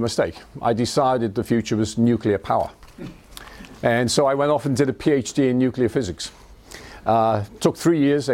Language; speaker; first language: English; native; English